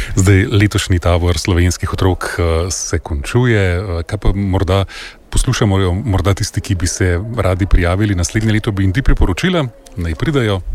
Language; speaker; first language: Slovenian; native; Slovenian